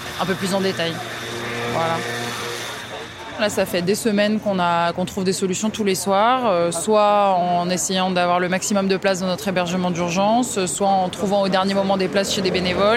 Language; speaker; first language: French; native; French